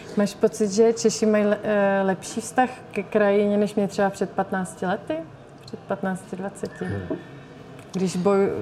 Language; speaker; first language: Czech; native; Czech